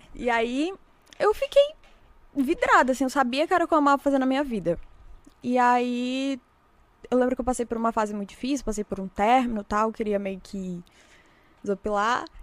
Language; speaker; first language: Portuguese; native; Portuguese